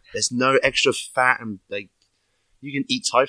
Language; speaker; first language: English; native; English